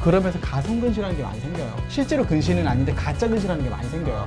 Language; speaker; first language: Korean; native; Korean